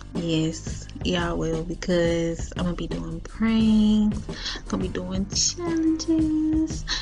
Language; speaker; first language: English; native; English